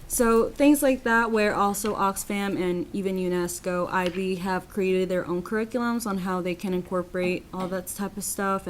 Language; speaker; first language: English; non-native, fluent; Spanish